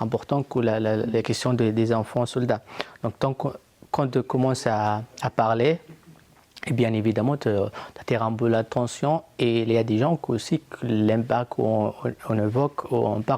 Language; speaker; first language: French; non-native, fluent; Arabic